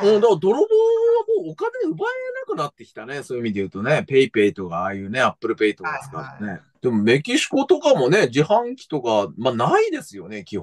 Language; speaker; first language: Japanese; native; Japanese